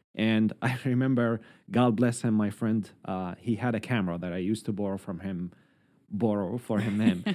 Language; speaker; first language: English; non-native, fluent; Arabic